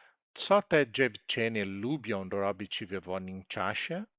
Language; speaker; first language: Polish; non-native, learner; Portuguese